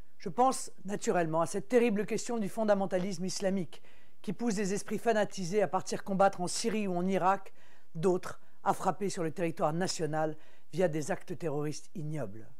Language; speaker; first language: French; native; French